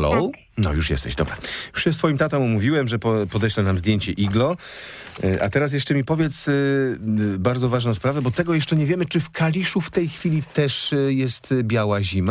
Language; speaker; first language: Polish; native; Polish